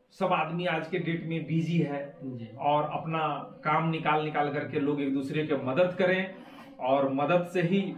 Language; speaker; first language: Hindi; native; Hindi